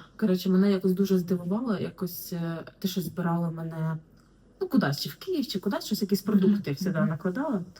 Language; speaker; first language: Ukrainian; native; Ukrainian